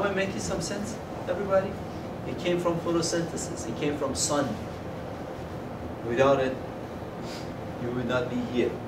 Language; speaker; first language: English; non-native, fluent; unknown